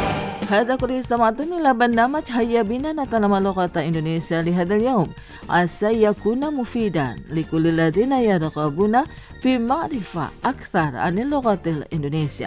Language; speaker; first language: Arabic; non-native, fluent; Indonesian